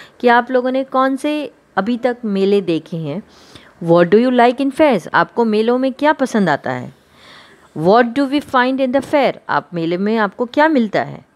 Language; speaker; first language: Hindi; non-native, local second language; Gujarati